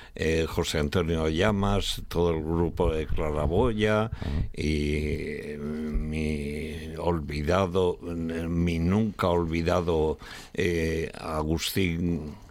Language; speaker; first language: Spanish; native; Spanish